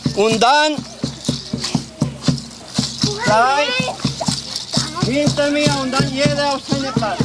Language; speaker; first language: German; non-native, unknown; Spanish